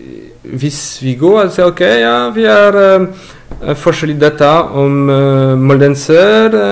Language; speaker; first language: Norwegian; non-native, fluent; French